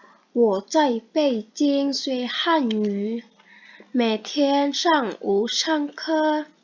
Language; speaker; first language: Chinese; non-native, learner; Indonesian